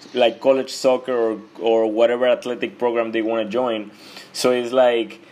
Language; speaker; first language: English; non-native, fluent; Spanish